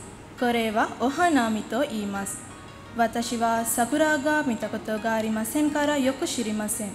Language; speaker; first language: Japanese; non-native, learner; Sinhala